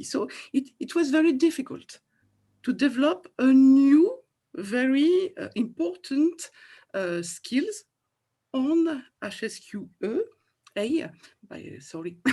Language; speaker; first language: English; non-native, fluent; French